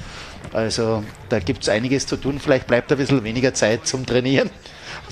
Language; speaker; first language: German; native; German